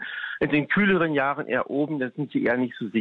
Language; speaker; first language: German; native; German